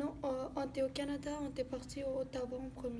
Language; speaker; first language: French; early bilingual, other home language; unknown